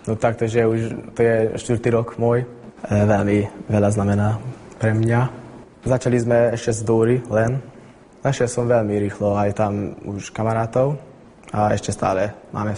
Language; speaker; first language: Slovak; non-native, local second language; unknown